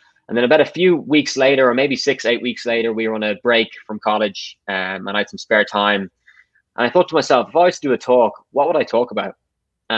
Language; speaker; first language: English; native; English